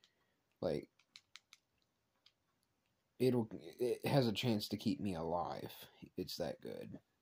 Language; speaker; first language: English; native; English